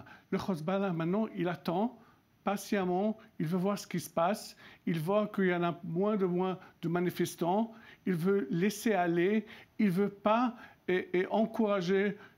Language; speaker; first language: French; non-native, local second language; Arabic